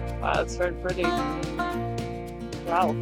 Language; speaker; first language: English; non-native, fluent; Dutch